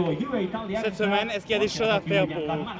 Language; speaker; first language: French; native; French